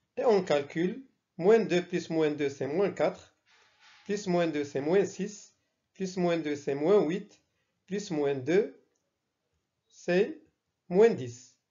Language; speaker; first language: French; non-native, local second language; Arabic